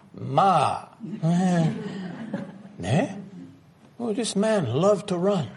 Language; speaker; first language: English; native; English